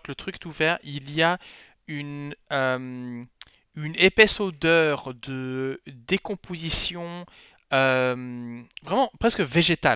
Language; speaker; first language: French; native; French